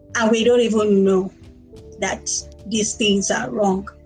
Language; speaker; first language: English; non-native, local second language; Igbo